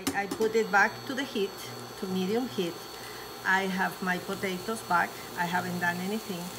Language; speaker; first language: English; non-native, fluent; Spanish